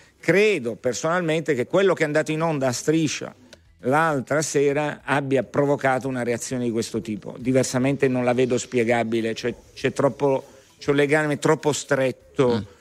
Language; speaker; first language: Italian; native; Italian